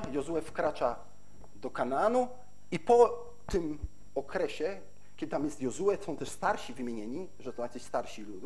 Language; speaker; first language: Polish; native; Polish